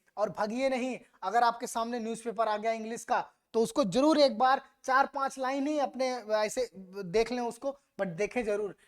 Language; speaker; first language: Hindi; native; Hindi